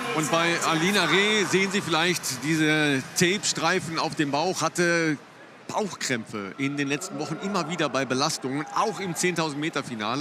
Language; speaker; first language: German; native; German